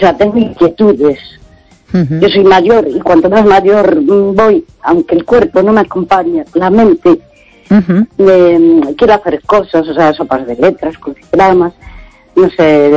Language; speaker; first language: Spanish; native; Spanish